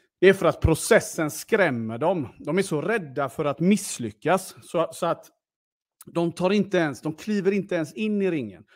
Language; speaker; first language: Swedish; early bilingual, other home language; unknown